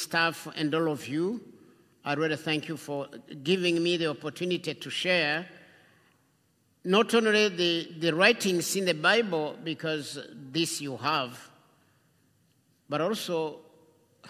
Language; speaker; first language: English; non-native, local second language; Kinyarwanda